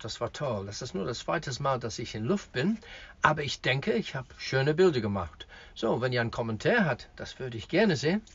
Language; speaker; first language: German; non-native, fluent; English